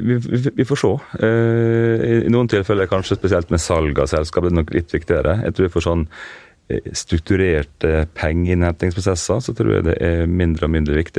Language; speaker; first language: Norwegian; native; Norwegian